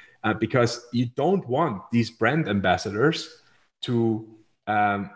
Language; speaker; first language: English; non-native, fluent; German